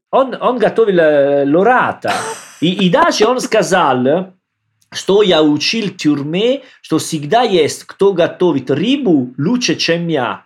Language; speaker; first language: Russian; non-native, learner; Italian